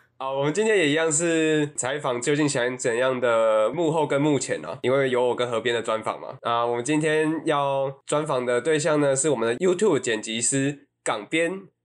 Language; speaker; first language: Chinese; native; Chinese